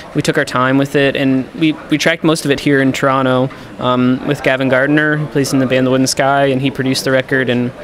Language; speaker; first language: English; native; English